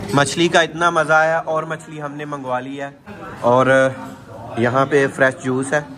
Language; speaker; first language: Urdu; non-native, local second language; Punjabi